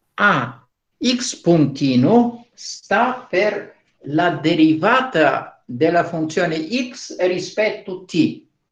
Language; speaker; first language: Italian; non-native, fluent; Bulgarian